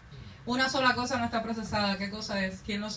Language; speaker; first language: Spanish; native; Spanish